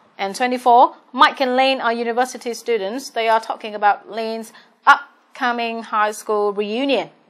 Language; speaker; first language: English; non-native, fluent; Vietnamese